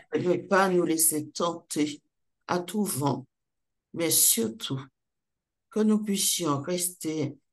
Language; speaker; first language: French; native; French